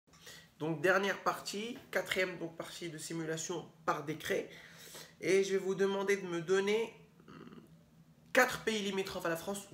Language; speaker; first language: French; native; French